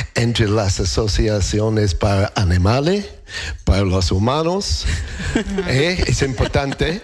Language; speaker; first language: Spanish; non-native, learner; English